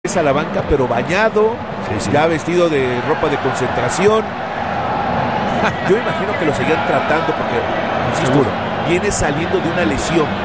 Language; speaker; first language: Spanish; native; Spanish